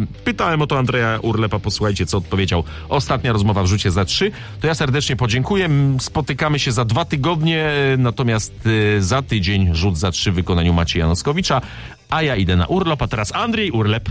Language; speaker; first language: Polish; native; Polish